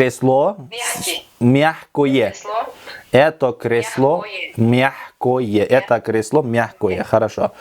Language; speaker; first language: Russian; non-native, local second language; Kyrgyz